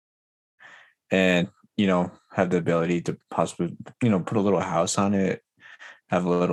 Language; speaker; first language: English; native; English